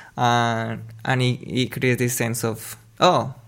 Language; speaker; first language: English; non-native, fluent; Spanish